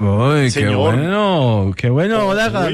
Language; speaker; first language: Spanish; native; Spanish